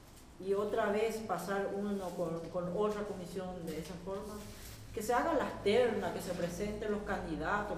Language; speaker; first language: Spanish; native; Spanish